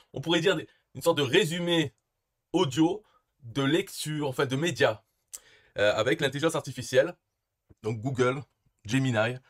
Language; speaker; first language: French; native; French